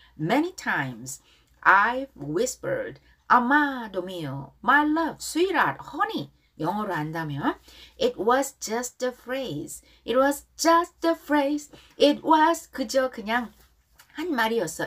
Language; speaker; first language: English; non-native, fluent; Korean